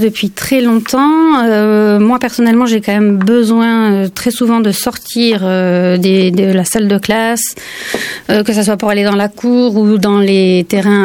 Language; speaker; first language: French; native; French